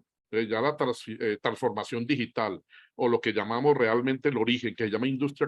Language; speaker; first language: Spanish; native; Spanish